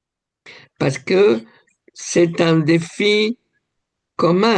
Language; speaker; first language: French; non-native, fluent; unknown